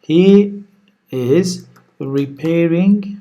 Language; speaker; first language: English; non-native, fluent; Turkish